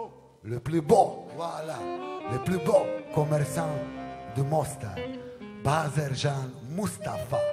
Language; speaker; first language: French; non-native, learner; Italian